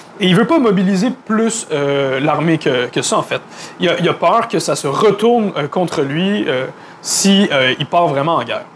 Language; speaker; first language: French; native; French